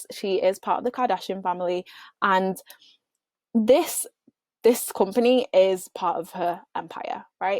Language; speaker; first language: English; native; English